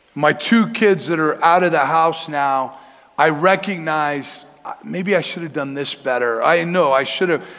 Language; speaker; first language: English; native; English